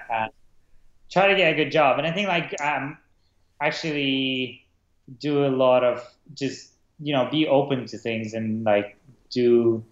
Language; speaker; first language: English; non-native, fluent; Russian